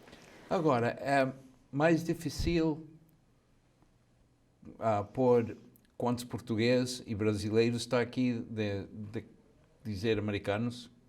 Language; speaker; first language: Portuguese; early bilingual, heritage; Portuguese